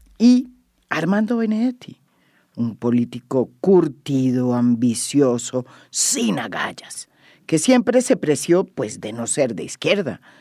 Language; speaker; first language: Spanish; native; Spanish